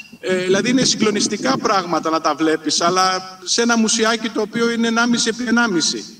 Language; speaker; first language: Greek; native; Greek